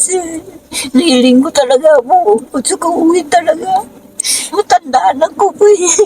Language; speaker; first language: Filipino; non-native, learner; Vietnamese